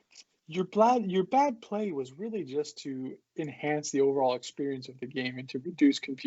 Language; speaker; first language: English; native; English